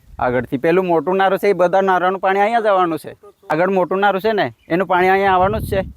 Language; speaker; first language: Gujarati; native; Gujarati